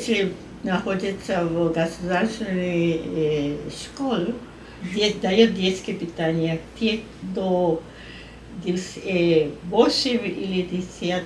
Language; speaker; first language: Russian; non-native, learner; Spanish